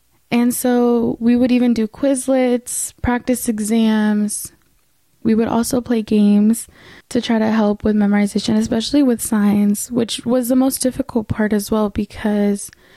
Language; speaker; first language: English; early bilingual, other home language; Spanish